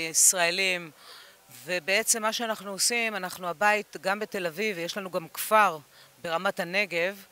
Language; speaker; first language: Hebrew; early bilingual, other home language; English